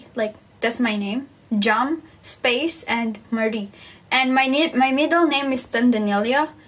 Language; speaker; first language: English; non-native, local second language; Filipino